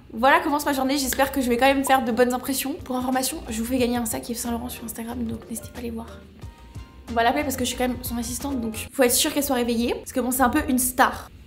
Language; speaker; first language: French; native; French